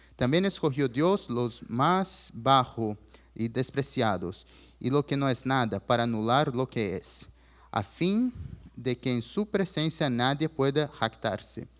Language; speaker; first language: Spanish; early bilingual, other home language; Portuguese